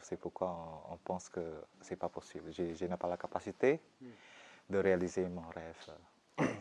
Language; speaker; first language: French; non-native, fluent; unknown